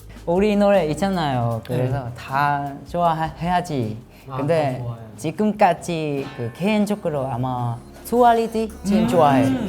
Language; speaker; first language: Korean; non-native, learner; Vietnamese